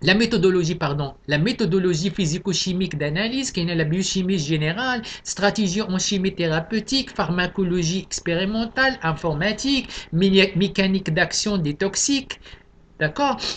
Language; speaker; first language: French; non-native, local second language; Arabic